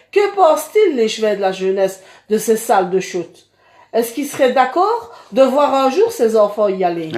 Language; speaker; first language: French; early bilingual, other home language; Arabic